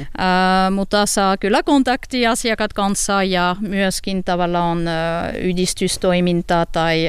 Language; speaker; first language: Finnish; non-native, learner; French